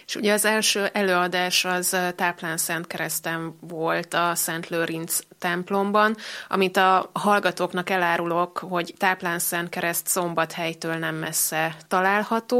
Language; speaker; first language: Hungarian; native; Hungarian